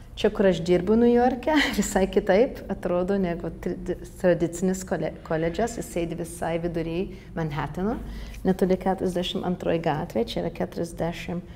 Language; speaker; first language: Lithuanian; early bilingual, heritage; Lithuanian